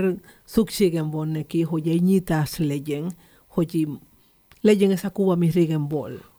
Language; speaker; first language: Hungarian; non-native, learner; Spanish